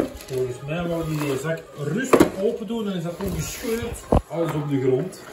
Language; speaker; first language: Dutch; native; Dutch